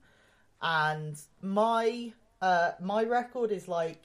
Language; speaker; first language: English; native; English